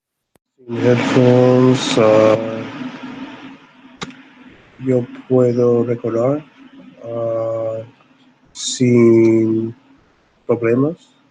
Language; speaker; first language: Spanish; non-native, learner; English